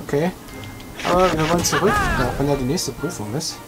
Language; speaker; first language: German; native; German